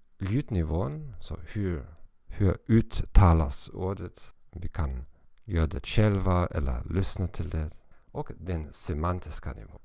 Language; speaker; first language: Swedish; non-native, fluent; German